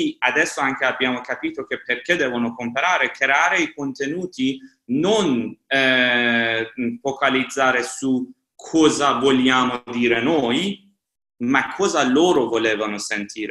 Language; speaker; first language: Italian; non-native, fluent; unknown